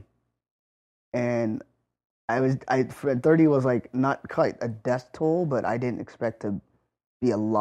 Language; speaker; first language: English; native; English